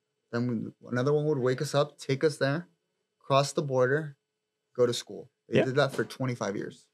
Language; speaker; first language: English; early bilingual, other home language; Spanish